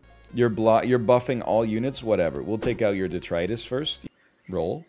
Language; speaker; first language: English; native; English